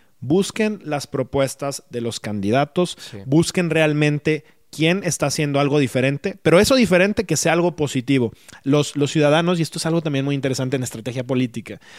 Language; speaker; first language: Spanish; native; Spanish